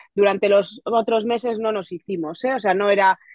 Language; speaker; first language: Spanish; native; Spanish